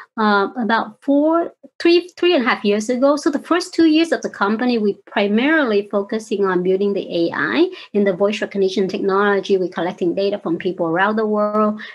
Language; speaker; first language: English; non-native, fluent; Vietnamese